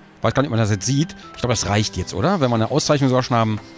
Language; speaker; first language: German; native; German